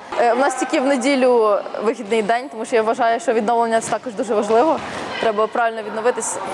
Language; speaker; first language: Ukrainian; native; Ukrainian